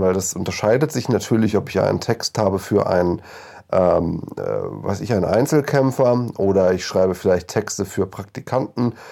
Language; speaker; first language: German; native; German